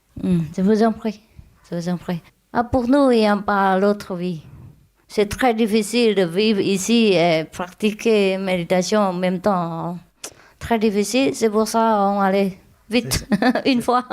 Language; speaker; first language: French; non-native, learner; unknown